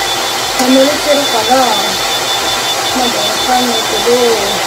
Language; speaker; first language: Japanese; non-native, fluent; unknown